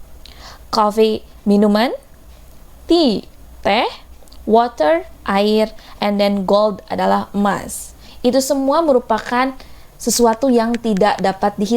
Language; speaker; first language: Indonesian; native; Indonesian